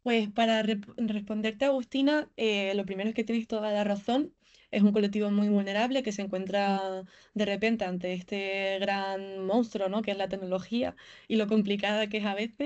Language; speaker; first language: Spanish; native; Spanish